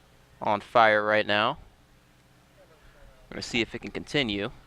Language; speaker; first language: English; native; English